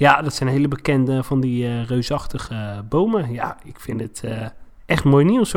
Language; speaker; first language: Dutch; native; Dutch